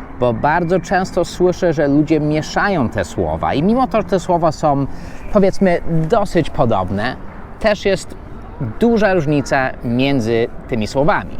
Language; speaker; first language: Polish; non-native, fluent; English